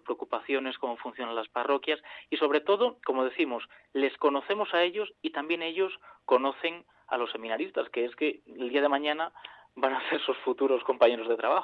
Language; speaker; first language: Spanish; native; Spanish